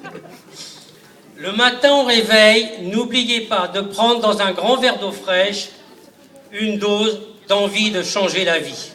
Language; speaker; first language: French; native; French